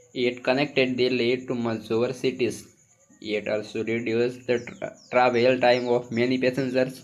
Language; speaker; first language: English; non-native, local second language; Gujarati